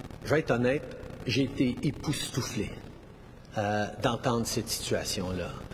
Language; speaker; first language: French; early bilingual, heritage; French